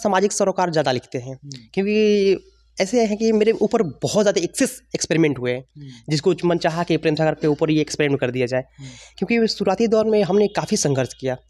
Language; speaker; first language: Hindi; native; Hindi